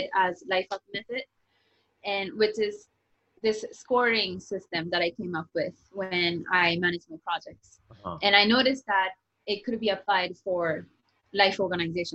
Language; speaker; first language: English; non-native, fluent; Japanese